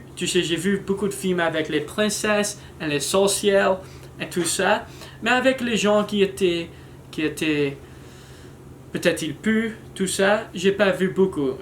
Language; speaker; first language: French; non-native, learner; English